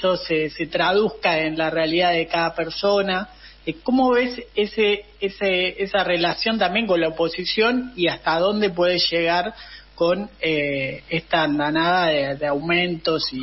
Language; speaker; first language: Spanish; native; Spanish